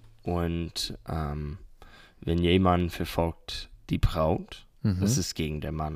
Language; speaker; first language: German; non-native, learner; English